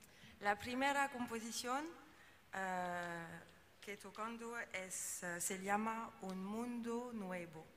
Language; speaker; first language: Spanish; non-native, learner; French